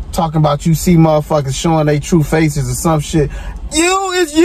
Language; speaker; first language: English; native; English